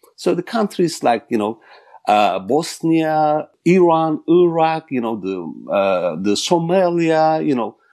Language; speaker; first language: English; non-native, fluent; Turkish